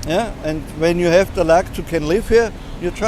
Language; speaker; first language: English; non-native, learner; German